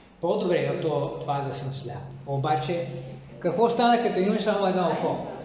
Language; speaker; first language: Bulgarian; non-native, fluent; English